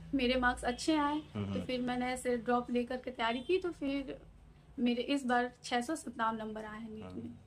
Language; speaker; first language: Hindi; native; Hindi